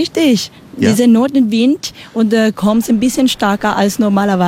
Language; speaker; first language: German; non-native, learner; Spanish